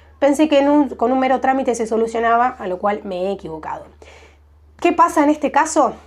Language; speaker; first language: Spanish; native; Spanish